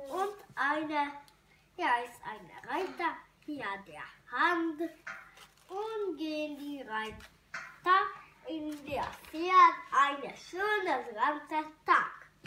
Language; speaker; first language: German; non-native, learner; Hungarian